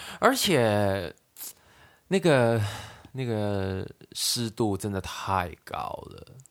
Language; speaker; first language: Chinese; non-native, local second language; Cantonese